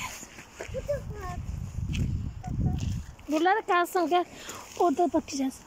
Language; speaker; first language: Turkish; non-native, learner; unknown